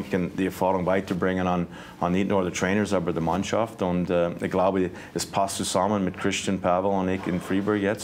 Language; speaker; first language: German; non-native, fluent; English